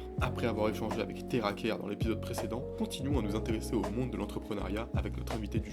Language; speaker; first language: French; native; French